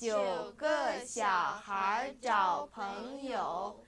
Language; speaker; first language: Chinese; non-native, fluent; Kyrgyz